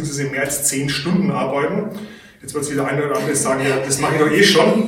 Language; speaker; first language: German; native; German